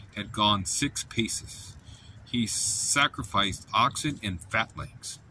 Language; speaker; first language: English; native; English